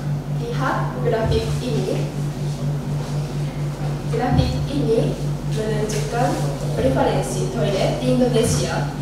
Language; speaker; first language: Indonesian; non-native, learner; Japanese